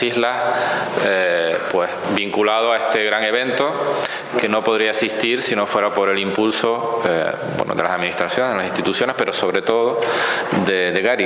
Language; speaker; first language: Spanish; native; Spanish